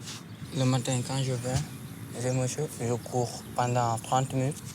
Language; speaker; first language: French; non-native, local second language; Wolof